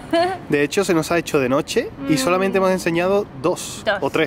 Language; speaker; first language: Spanish; native; Spanish